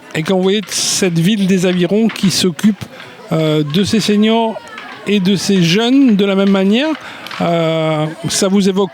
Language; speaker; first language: French; native; French